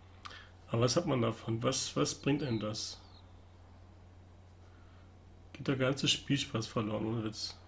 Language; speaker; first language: German; native; German